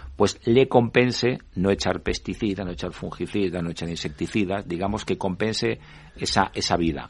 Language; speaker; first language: Spanish; native; Spanish